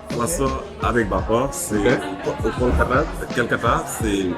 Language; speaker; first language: French; non-native, learner; Bangla